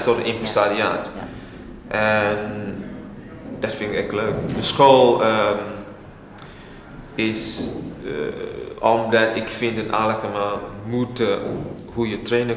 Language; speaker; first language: Dutch; non-native, fluent; English